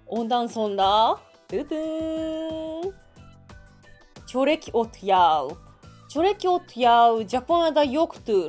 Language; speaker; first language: Turkish; non-native, learner; Japanese